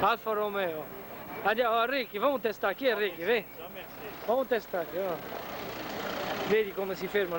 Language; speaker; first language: Italian; non-native, learner; Portuguese